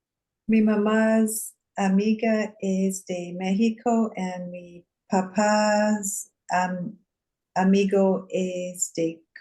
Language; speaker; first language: Spanish; non-native, learner; English